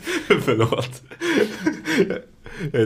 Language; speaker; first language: Swedish; native; Swedish